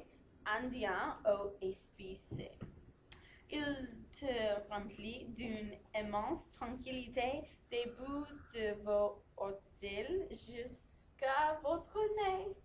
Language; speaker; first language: French; non-native, learner; English